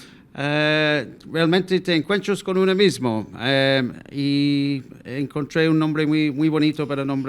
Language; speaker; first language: Spanish; non-native, fluent; English